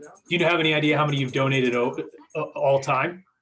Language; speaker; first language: English; native; English